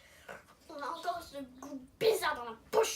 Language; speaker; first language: French; native; French